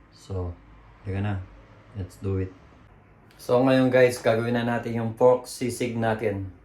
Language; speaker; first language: Filipino; native; Filipino